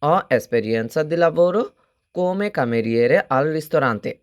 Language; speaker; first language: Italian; non-native, fluent; Bangla